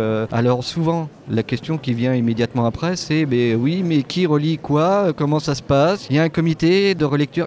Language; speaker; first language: French; native; French